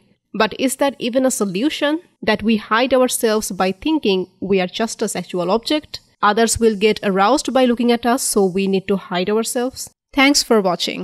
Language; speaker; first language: English; non-native, fluent; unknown